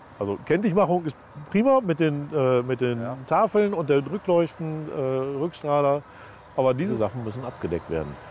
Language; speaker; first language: German; native; German